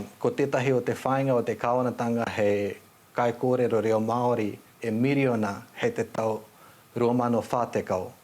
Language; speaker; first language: Māori; non-native, fluent; Nepali